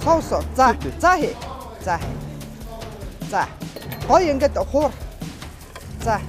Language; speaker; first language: Mongolian; native; Mongolian